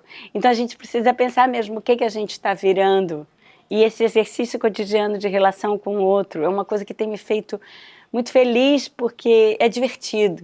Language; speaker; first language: Portuguese; native; Portuguese